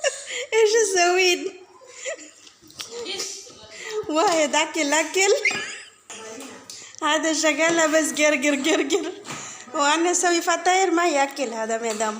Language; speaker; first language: Arabic; non-native, learner; Bangla